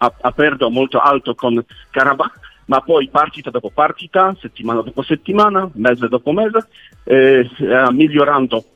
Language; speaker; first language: Italian; non-native, learner; Polish